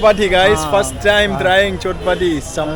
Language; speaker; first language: English; non-native, fluent; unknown